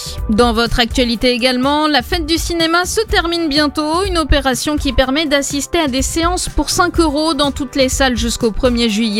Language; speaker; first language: French; native; French